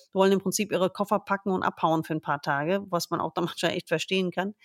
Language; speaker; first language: German; non-native, fluent; English